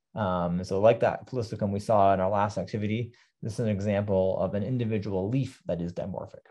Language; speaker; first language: English; native; English